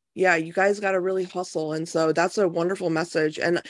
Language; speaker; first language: English; native; English